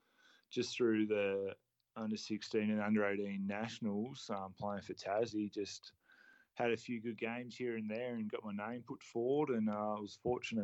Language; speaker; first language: English; native; English